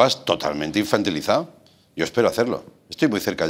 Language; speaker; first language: Spanish; non-native, local second language; Catalan